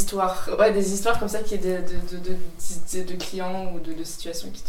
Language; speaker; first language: French; native; French